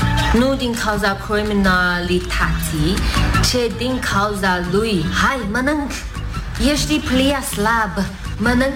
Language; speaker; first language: Romanian; non-native, learner; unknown